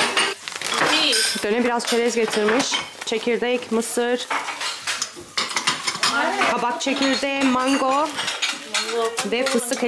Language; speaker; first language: Turkish; native; Turkish